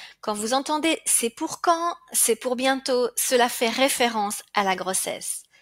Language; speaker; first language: French; native; French